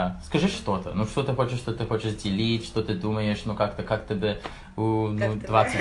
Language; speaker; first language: Russian; non-native, learner; English